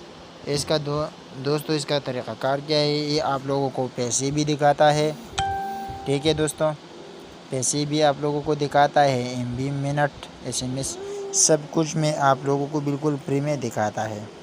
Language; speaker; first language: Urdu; non-native, local second language; Pashto